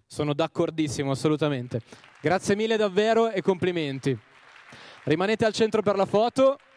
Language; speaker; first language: Italian; native; Italian